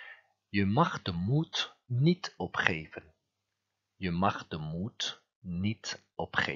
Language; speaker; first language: Dutch; non-native, fluent; Turkish